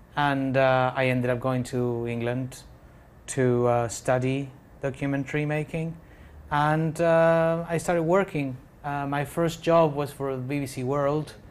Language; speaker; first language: English; non-native, fluent; Spanish